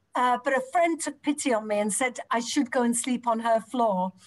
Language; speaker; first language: English; native; English